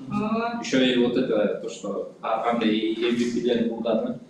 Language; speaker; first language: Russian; non-native, local second language; Kyrgyz